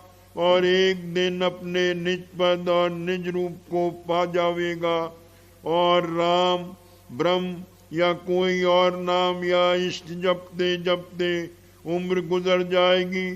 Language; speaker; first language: Hindi; native; Hindi